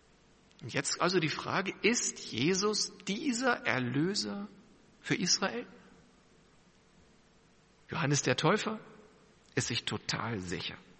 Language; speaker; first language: German; native; German